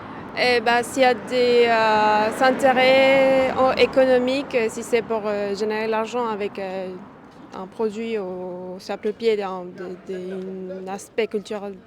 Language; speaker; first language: French; non-native, fluent; Spanish